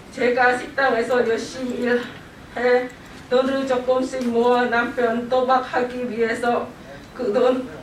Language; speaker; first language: Korean; non-native, learner; Khmer